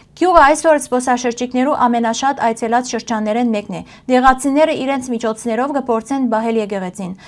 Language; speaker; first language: Armenian; early bilingual, heritage; Armenian